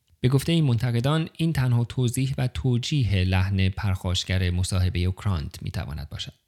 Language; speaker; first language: Persian; native; Persian